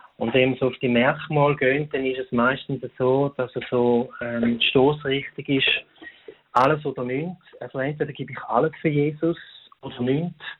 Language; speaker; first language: German; native; German